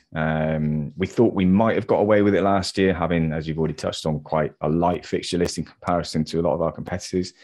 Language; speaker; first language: English; native; English